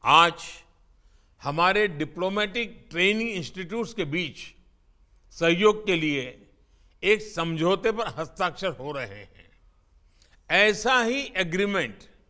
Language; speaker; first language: Hindi; native; Hindi